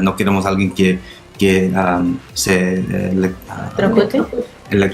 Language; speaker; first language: Spanish; non-native, local second language; English